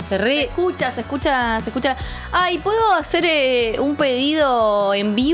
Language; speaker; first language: Spanish; native; Spanish